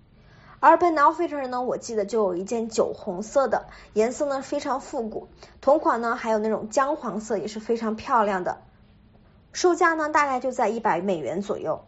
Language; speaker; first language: Chinese; native; Chinese